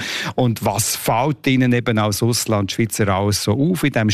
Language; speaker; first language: German; native; German